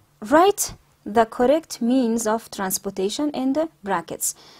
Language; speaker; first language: English; non-native, fluent; Persian